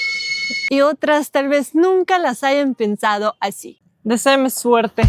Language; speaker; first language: Spanish; non-native, fluent; Russian